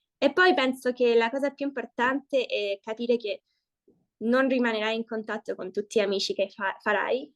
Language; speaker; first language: Italian; early bilingual, heritage; Italian